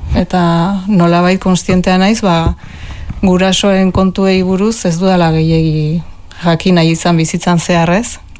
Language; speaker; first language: Basque; non-native, local second language; Spanish